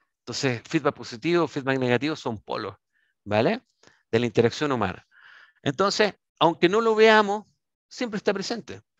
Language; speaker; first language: Spanish; native; Spanish